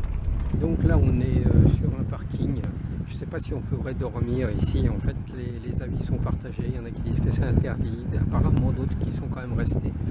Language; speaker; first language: French; native; French